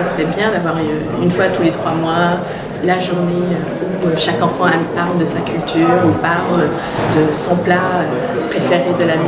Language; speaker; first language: French; non-native, fluent; Tamil